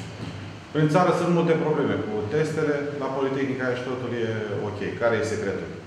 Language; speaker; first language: Romanian; native; Romanian